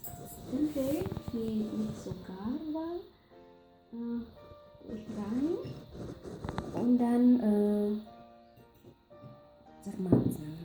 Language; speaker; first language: German; non-native, fluent; Javanese